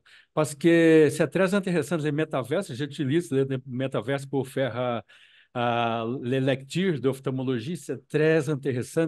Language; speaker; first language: French; non-native, learner; Portuguese